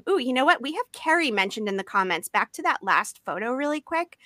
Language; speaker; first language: English; native; English